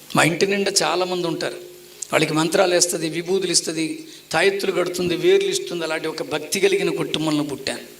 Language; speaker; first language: Telugu; non-native, local second language; Tamil